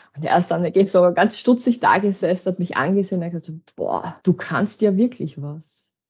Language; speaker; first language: German; native; German